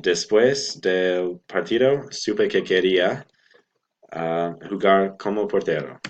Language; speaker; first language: Spanish; non-native, learner; English